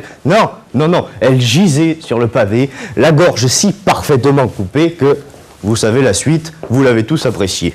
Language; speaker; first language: French; native; French